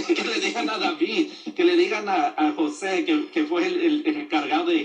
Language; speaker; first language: Spanish; early bilingual, other home language; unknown